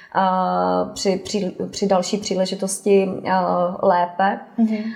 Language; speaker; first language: Czech; native; Czech